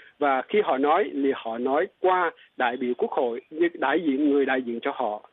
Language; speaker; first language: Vietnamese; non-native, local second language; Eastern Cham